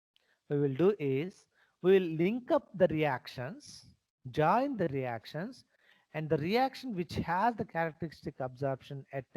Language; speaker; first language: English; non-native, local second language; Telugu